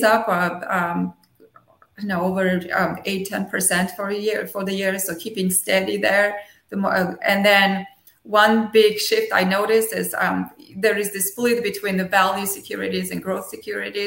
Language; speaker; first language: English; non-native, fluent; Armenian